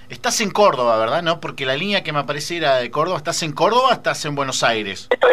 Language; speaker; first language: Spanish; native; Spanish